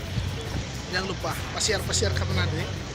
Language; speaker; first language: Indonesian; non-native, local second language; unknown